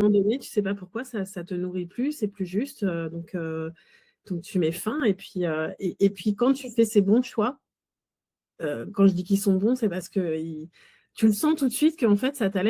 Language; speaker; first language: French; native; French